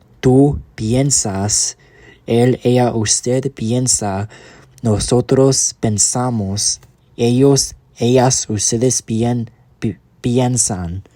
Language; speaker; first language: Spanish; non-native, learner; English